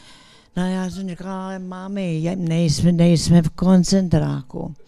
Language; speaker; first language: Czech; early bilingual, heritage; English